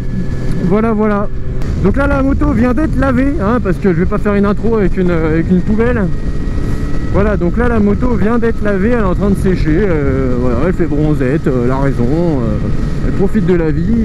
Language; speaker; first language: French; native; French